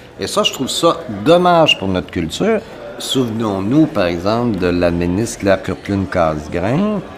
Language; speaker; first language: French; native; French